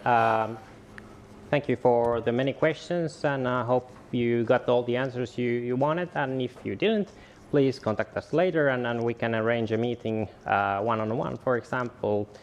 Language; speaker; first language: English; non-native, fluent; Finnish